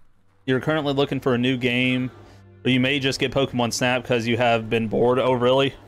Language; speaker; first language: English; native; English